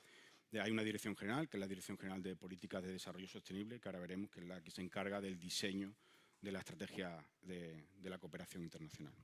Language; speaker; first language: Spanish; native; Spanish